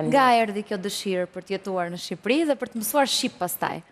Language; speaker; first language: Albanian; native; Albanian